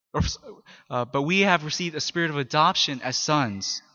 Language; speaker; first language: English; native; English